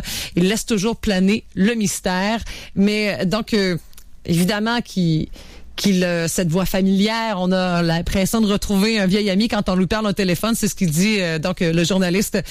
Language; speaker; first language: French; native; French